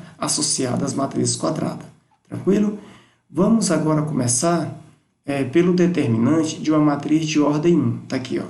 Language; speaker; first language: Portuguese; native; Portuguese